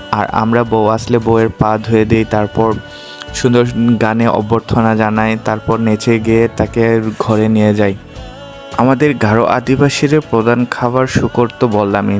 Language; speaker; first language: Bangla; non-native, local second language; Garo